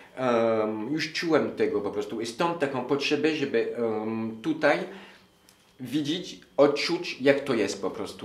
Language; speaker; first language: Polish; non-native, learner; French